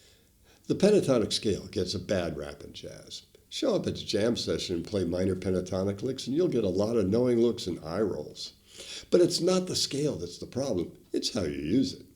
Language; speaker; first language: English; native; English